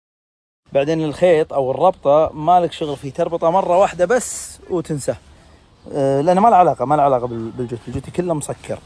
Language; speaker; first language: Arabic; native; Arabic